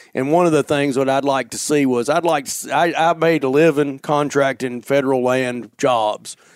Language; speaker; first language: English; native; English